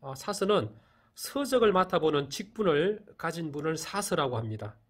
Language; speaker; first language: Korean; native; Korean